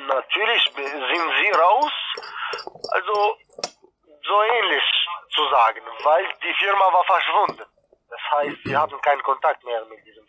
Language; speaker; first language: German; non-native, fluent; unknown